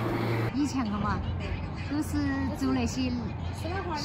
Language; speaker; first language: Chinese; native; Chinese